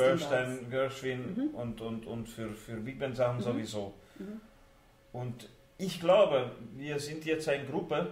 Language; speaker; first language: German; non-native, fluent; Hungarian